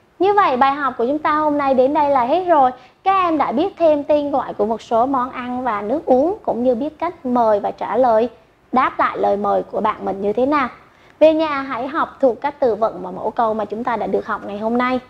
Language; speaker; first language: Vietnamese; native; Vietnamese